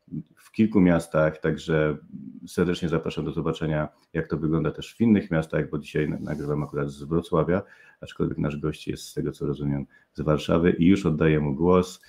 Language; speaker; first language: Polish; native; Polish